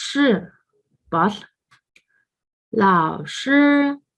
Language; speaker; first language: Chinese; non-native, fluent; Mongolian